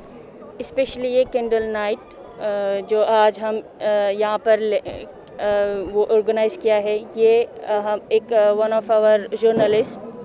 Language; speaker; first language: Hindi; non-native, fluent; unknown